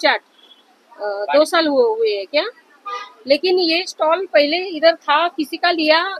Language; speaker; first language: Hindi; non-native, local second language; Marathi